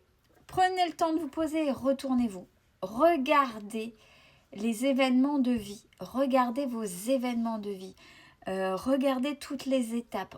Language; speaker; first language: French; native; French